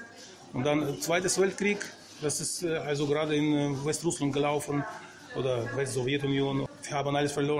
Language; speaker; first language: German; non-native, fluent; Russian